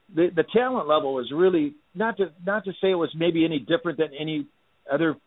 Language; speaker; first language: English; native; English